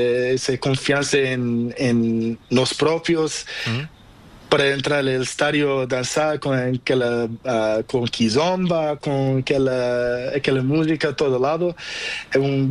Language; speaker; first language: Spanish; non-native, learner; Portuguese